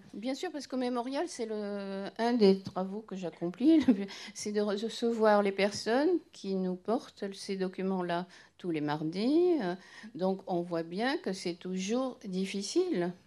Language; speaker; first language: French; native; French